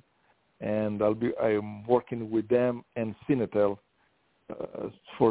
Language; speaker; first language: English; non-native, fluent; Italian